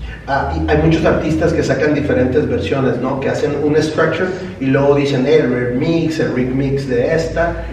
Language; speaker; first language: Spanish; native; Spanish